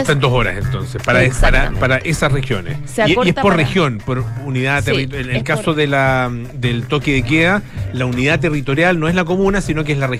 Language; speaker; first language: Spanish; native; Spanish